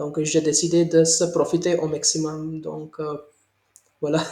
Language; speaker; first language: French; non-native, learner; Hindi